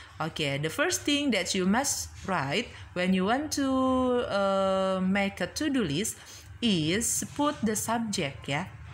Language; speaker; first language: English; non-native, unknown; Indonesian